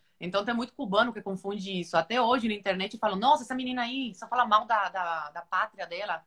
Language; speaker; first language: Portuguese; non-native, fluent; Spanish